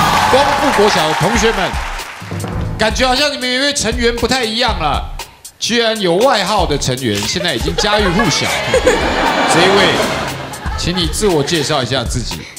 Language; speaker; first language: Chinese; native; Chinese